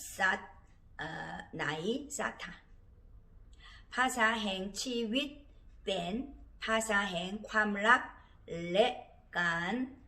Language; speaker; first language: Thai; non-native, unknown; Korean